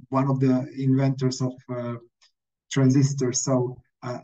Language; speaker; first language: English; non-native, fluent; Serbian